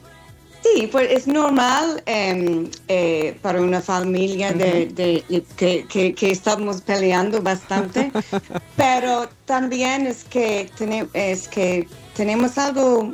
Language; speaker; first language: Spanish; non-native, fluent; English